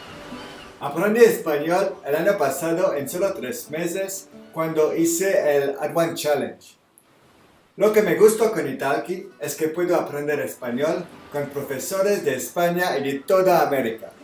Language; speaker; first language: Spanish; non-native, fluent; French